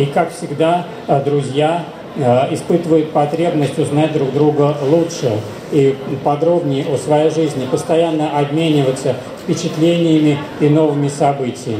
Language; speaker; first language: Russian; native; Russian